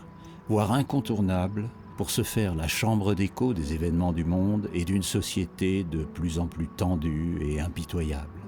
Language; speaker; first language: French; native; French